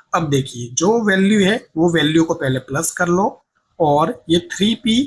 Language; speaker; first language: Hindi; non-native, local second language; Gujarati